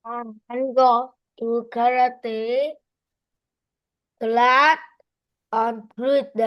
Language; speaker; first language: English; non-native, learner; Vietnamese